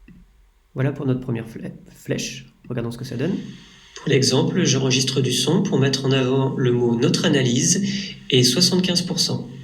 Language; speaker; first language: French; native; French